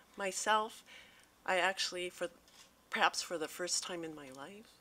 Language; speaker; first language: English; native; English